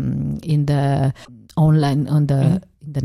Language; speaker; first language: German; non-native, learner; Italian